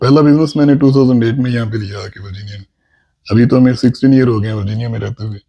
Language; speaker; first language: Urdu; non-native, local second language; Punjabi